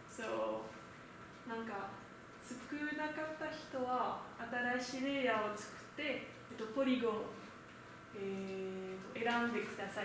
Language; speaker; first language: Japanese; non-native, learner; French